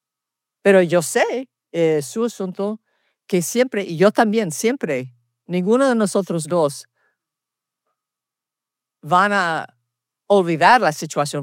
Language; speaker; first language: Spanish; early bilingual, heritage; Spanish